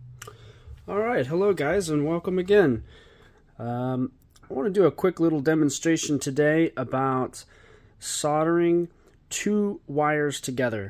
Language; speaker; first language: English; native; English